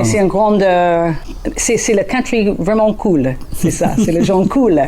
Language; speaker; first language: French; non-native, learner; English